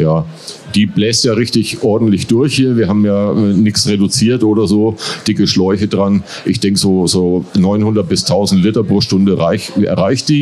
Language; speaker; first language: German; native; German